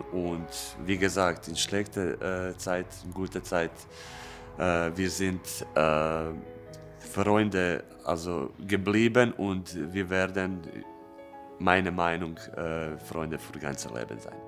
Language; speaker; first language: German; non-native, fluent; Croatian